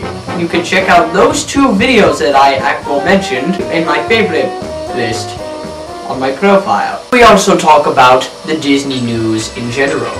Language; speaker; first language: English; native; English